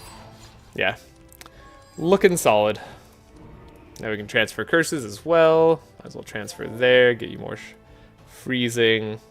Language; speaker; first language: English; native; English